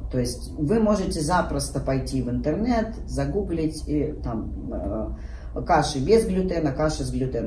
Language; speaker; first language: Russian; native; Russian